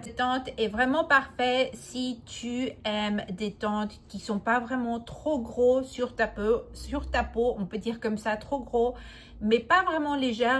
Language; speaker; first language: French; non-native, fluent; Spanish